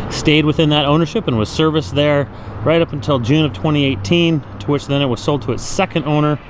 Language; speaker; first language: English; native; English